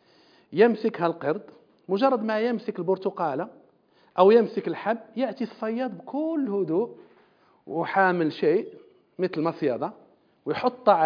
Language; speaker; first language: Arabic; native; Arabic